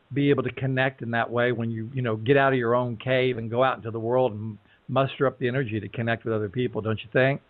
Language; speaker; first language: English; native; English